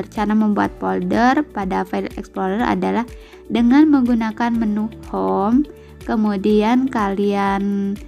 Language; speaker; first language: Indonesian; native; Indonesian